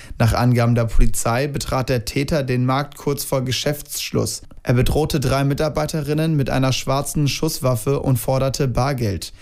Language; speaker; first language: German; native; German